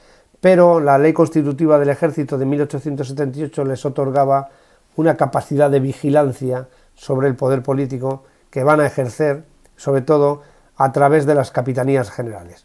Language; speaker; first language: Spanish; native; Spanish